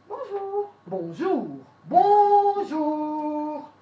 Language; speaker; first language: French; non-native, learner; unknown